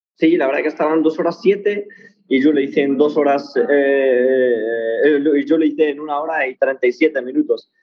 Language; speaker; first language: Spanish; early bilingual, other home language; Arabic